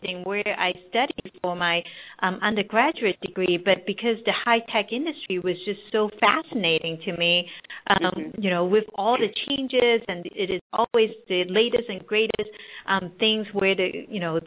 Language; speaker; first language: English; non-native, local second language; Cantonese